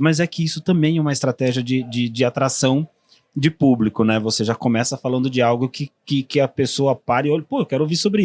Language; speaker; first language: Portuguese; native; Portuguese